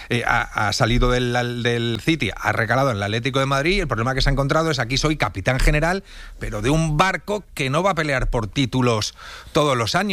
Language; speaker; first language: Spanish; native; Spanish